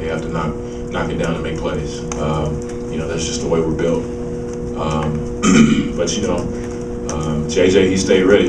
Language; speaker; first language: English; native; English